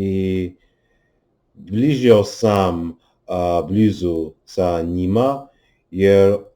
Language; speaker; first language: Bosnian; non-native, learner; English